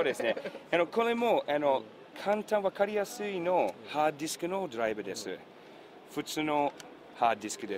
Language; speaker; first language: Japanese; non-native, learner; English